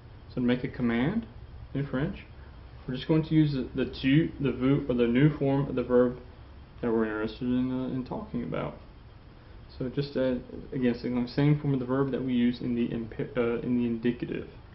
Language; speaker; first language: English; native; English